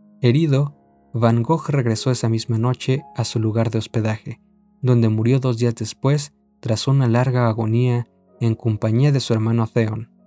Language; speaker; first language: Spanish; native; Spanish